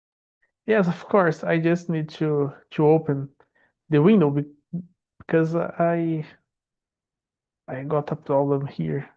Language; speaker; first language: English; non-native, learner; Portuguese